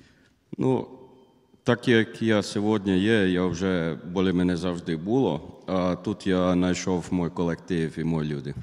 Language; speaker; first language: Ukrainian; non-native, learner; Finnish